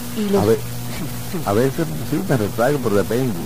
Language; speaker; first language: Spanish; native; Spanish